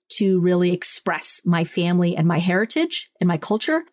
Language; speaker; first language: English; early bilingual, other home language; Italian